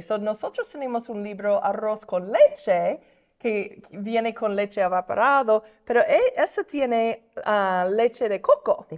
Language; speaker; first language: Spanish; non-native, fluent; English